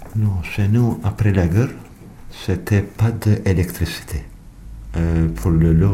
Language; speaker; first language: French; non-native, learner; Albanian